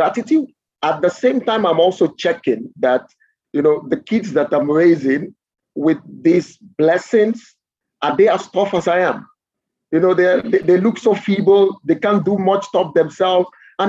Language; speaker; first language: English; non-native, local second language; Yoruba